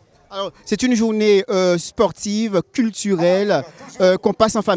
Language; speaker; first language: French; native; French